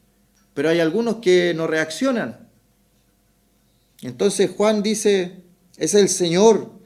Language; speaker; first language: Spanish; native; Spanish